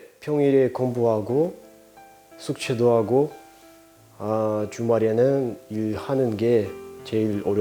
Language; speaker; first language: Korean; non-native, learner; Russian